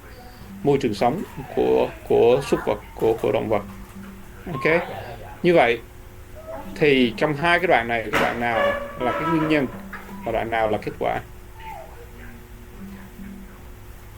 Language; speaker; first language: Vietnamese; native; Vietnamese